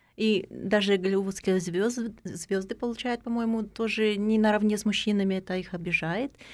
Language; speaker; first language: Russian; non-native, local second language; Kazakh